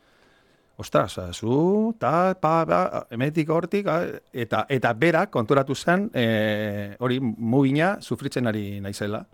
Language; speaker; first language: Basque; non-native, local second language; Spanish